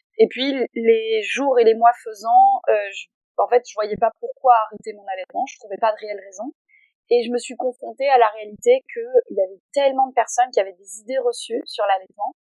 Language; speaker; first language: French; native; French